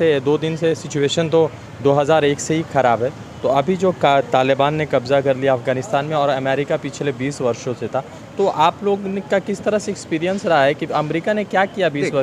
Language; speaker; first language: Hindi; native; Hindi